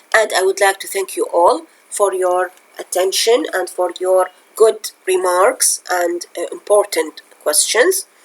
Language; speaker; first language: English; non-native, fluent; Arabic